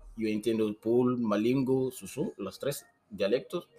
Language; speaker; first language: Spanish; non-native, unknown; Susu